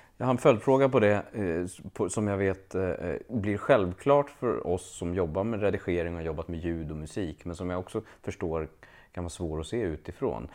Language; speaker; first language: Swedish; native; Swedish